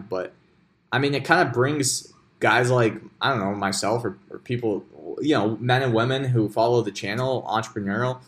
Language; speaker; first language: English; native; English